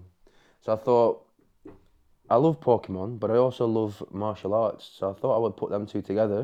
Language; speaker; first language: English; native; English